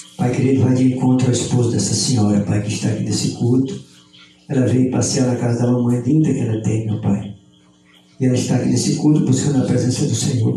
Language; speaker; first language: Portuguese; native; Portuguese